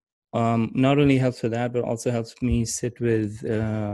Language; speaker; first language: English; non-native, local second language; Urdu